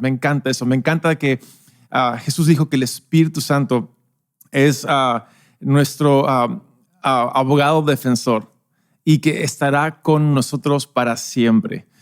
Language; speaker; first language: Spanish; non-native, local second language; English